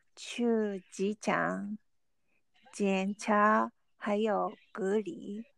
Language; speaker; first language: Chinese; non-native, learner; Vietnamese